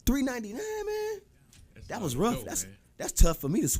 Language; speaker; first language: English; native; English